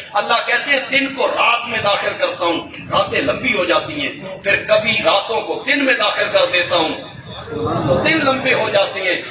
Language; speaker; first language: Urdu; non-native, local second language; Punjabi